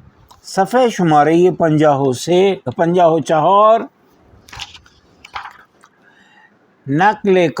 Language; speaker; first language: Persian; non-native, fluent; Urdu